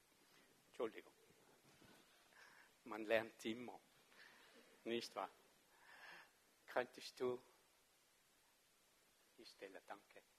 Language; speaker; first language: German; non-native, local second language; French